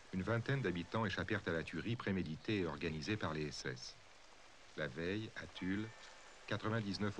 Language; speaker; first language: French; native; French